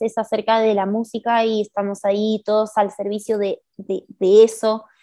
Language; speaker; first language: Spanish; native; Spanish